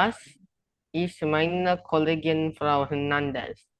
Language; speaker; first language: German; non-native, learner; Indonesian